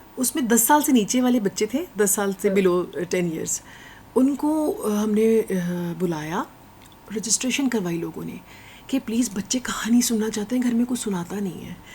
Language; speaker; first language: Urdu; non-native, local second language; Punjabi